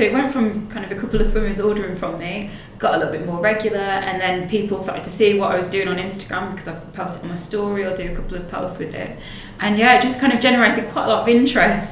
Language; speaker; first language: English; native; English